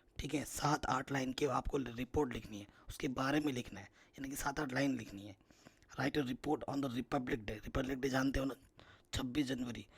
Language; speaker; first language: Hindi; native; Hindi